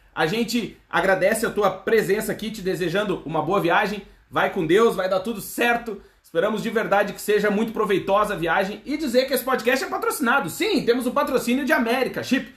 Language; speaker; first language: Portuguese; native; Portuguese